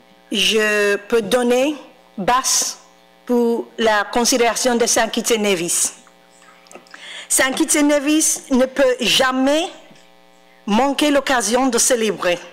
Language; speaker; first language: French; non-native, fluent; English